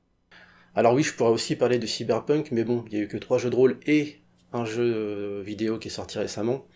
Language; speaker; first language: French; native; French